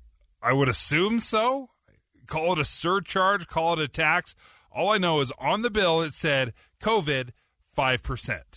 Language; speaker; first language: English; native; English